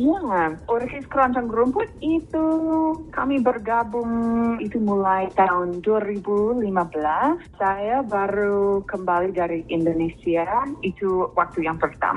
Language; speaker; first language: Indonesian; non-native, fluent; English